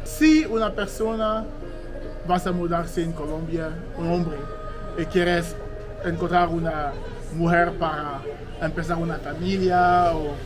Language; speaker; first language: Spanish; non-native, learner; English